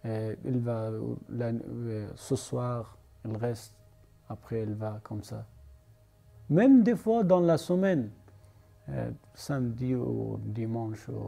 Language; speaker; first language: French; non-native, learner; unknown